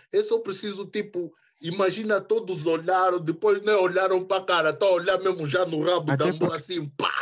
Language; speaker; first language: Portuguese; early bilingual, heritage; Portuguese